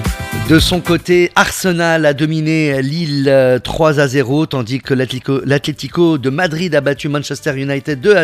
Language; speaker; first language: French; non-native, local second language; Arabic